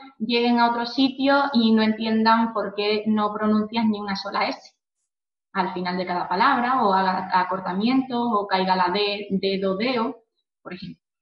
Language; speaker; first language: Spanish; native; Spanish